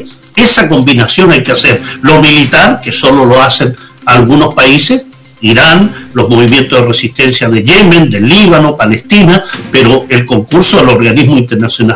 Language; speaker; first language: Spanish; native; Spanish